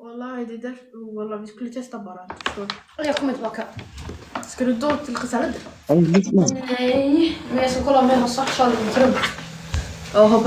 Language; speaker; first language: Swedish; early bilingual, other home language; Somali